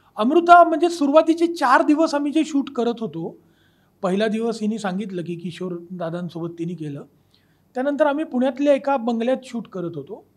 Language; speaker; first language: Marathi; native; Marathi